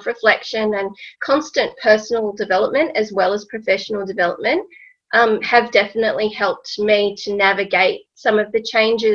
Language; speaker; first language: English; native; English